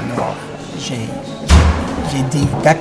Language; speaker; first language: French; non-native, fluent; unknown